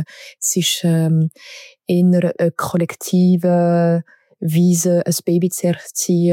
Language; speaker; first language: German; non-native, local second language; French